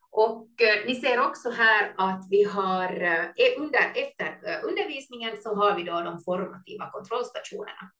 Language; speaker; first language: Swedish; native; Swedish